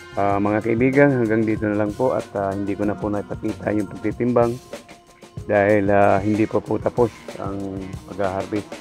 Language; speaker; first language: Filipino; non-native, local second language; Cebuano